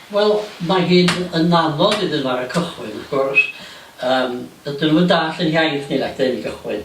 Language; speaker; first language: Welsh; native; Welsh